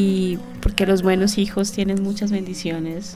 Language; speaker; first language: Spanish; native; Spanish